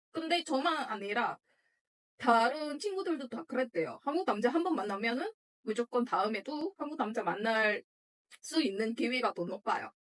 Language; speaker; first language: Korean; non-native, fluent; Indonesian